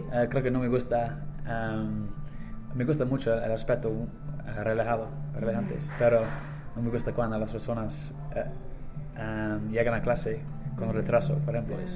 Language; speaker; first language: Spanish; non-native, learner; English